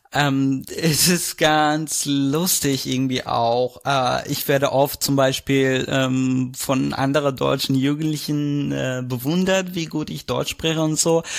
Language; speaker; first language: German; non-native, fluent; Arabic